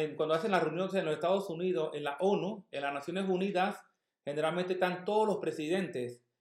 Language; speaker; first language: Spanish; native; Spanish